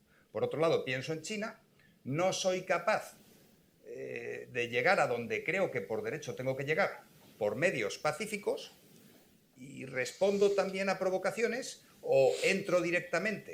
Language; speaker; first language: Spanish; native; Spanish